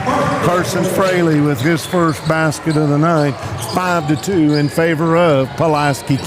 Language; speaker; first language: English; native; English